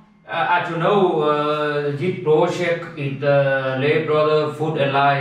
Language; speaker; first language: English; non-native, learner; Vietnamese